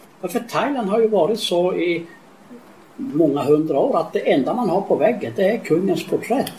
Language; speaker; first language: Swedish; native; Swedish